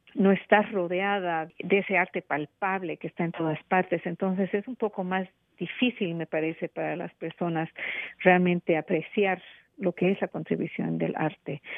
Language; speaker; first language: Spanish; native; Spanish